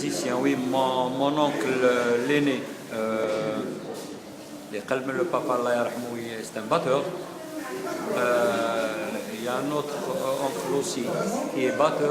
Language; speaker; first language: French; non-native, local second language; Arabic